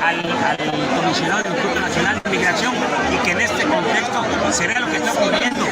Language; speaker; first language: Spanish; native; Spanish